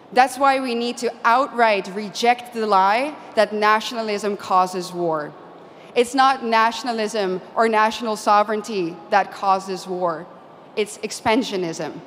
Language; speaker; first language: English; non-native, fluent; Dutch